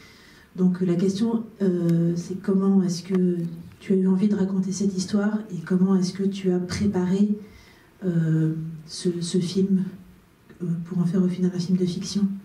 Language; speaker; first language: French; native; French